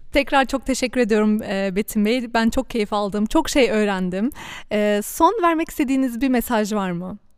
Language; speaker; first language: Turkish; early bilingual, heritage; Turkish